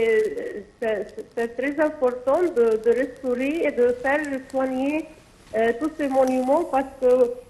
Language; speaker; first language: French; non-native, local second language; Arabic